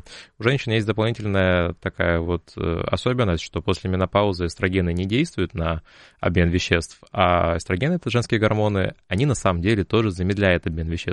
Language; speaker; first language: Russian; native; Russian